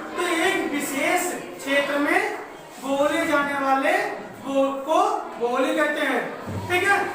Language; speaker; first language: Hindi; native; Hindi